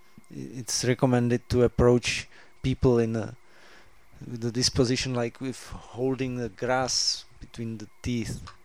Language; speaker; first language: English; non-native, fluent; Czech